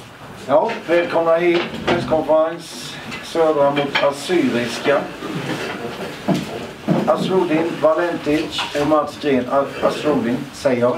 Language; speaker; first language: Swedish; native; Swedish